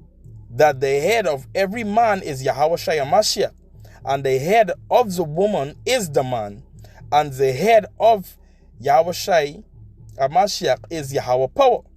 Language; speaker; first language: English; native; English